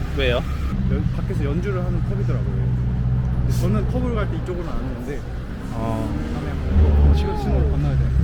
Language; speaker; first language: Korean; native; Korean